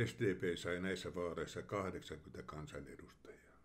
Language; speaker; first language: Finnish; native; Finnish